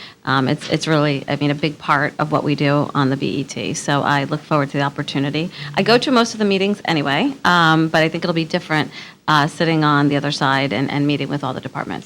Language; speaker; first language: English; native; English